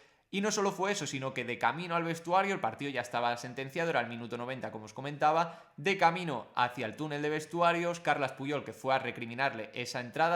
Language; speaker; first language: Spanish; native; Spanish